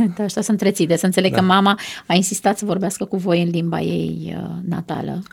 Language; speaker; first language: Romanian; native; Romanian